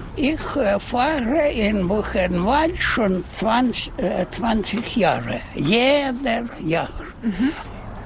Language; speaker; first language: German; non-native, learner; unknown